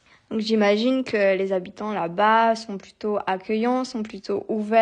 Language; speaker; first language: French; native; French